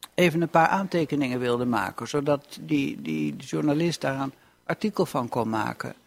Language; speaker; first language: Dutch; native; Dutch